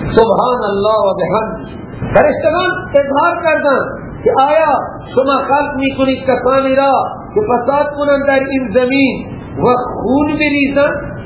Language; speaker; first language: Persian; non-native, local second language; Baluchi